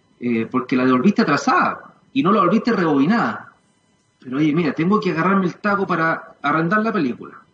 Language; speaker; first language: Spanish; native; Spanish